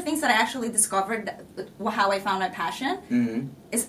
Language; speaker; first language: English; non-native, local second language; Filipino